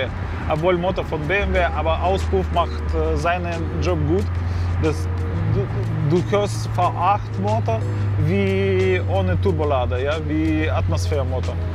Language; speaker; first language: German; non-native, fluent; Russian